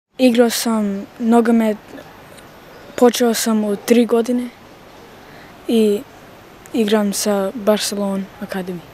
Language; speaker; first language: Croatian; early bilingual, heritage; Bosnian